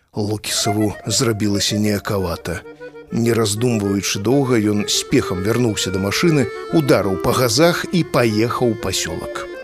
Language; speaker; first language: Belarusian; native; Belarusian